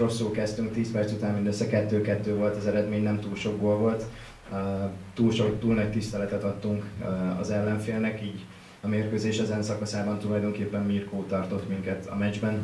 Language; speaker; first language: Hungarian; native; Hungarian